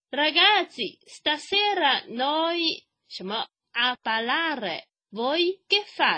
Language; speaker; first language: Italian; non-native, fluent; Chinese